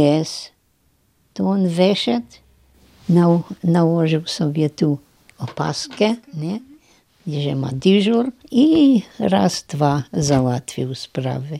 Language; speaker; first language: Polish; non-native, local second language; German